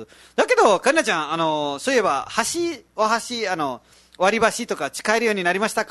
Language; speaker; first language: Japanese; non-native, fluent; Nepali